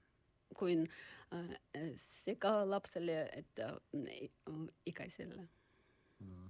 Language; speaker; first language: Finnish; non-native, learner; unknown